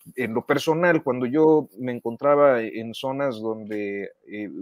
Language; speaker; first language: Spanish; native; Spanish